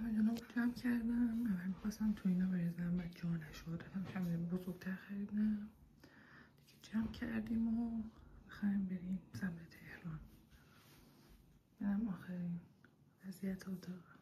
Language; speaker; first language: Persian; native; Persian